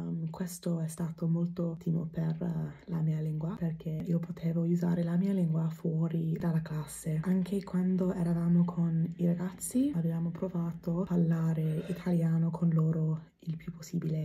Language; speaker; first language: Italian; non-native, fluent; English